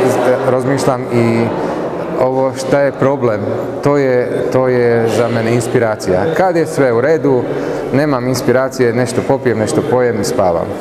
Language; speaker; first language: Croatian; non-native, learner; Slovak